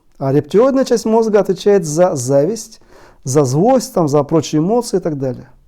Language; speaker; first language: Russian; native; Russian